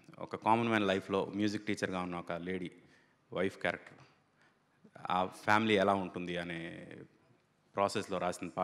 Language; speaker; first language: Telugu; native; Telugu